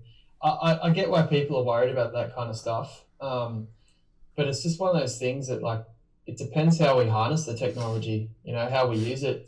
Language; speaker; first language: English; native; English